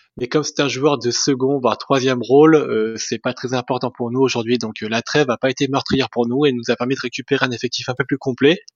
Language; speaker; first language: French; native; French